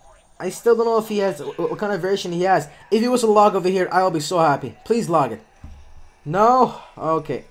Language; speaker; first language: English; native; English